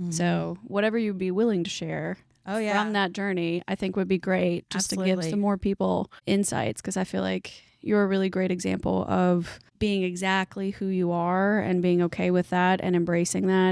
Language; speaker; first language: English; native; English